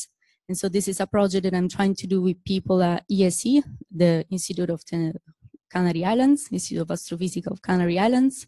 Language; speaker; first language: English; non-native, fluent; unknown